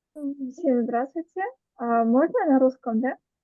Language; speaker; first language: Russian; native; Russian